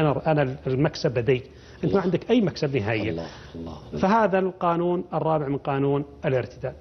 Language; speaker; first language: Arabic; native; Arabic